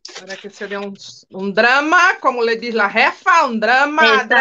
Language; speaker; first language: Spanish; non-native, fluent; Portuguese